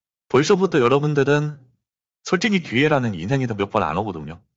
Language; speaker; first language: Korean; native; Korean